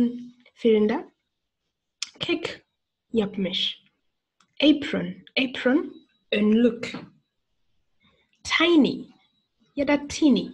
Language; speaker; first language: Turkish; non-native, fluent; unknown